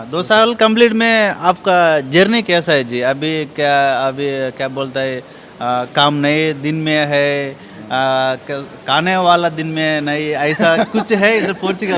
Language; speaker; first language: Hindi; non-native, local second language; Telugu